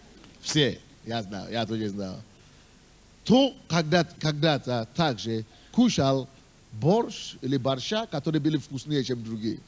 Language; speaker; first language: Russian; non-native, fluent; Yoruba